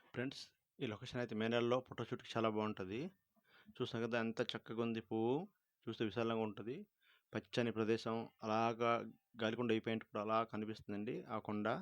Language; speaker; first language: Telugu; non-native, local second language; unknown